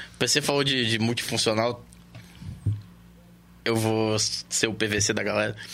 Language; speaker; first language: Portuguese; native; Portuguese